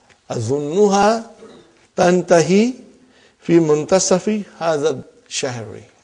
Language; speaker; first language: Arabic; non-native, fluent; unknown